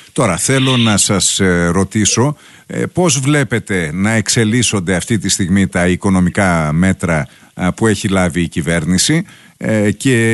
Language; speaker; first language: Greek; native; Greek